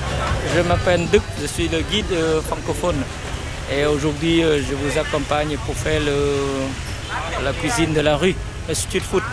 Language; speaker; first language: French; non-native, fluent; Vietnamese